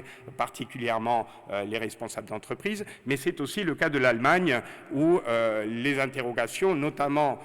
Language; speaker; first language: French; native; French